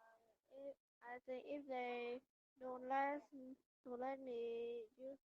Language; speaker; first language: English; non-native, learner; Vietnamese